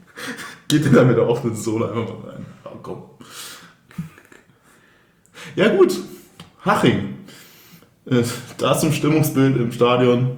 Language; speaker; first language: German; native; German